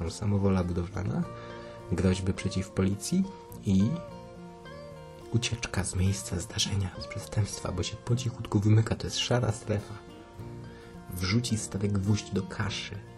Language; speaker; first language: Polish; native; Polish